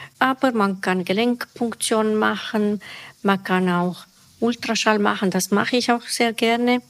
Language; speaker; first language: German; non-native, fluent; Romanian